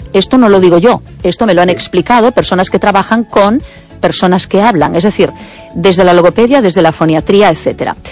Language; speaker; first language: Spanish; native; Spanish